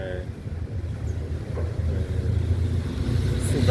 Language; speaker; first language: French; non-native, learner; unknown